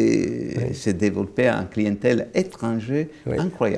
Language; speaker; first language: French; non-native, fluent; Italian